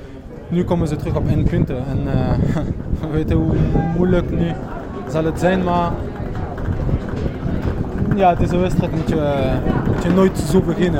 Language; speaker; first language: Dutch; non-native, fluent; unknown